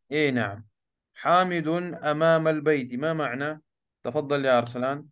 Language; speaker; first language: Arabic; non-native, fluent; Urdu